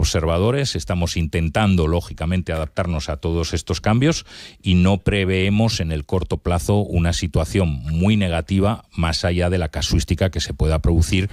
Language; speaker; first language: Spanish; native; Spanish